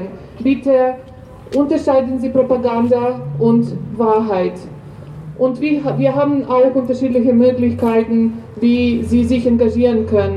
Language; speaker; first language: German; non-native, fluent; Ukrainian